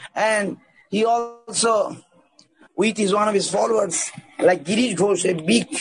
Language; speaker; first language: English; non-native, local second language; Bangla